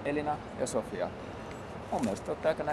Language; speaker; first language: Finnish; native; Finnish